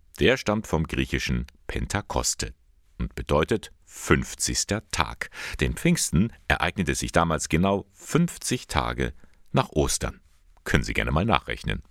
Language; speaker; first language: German; native; German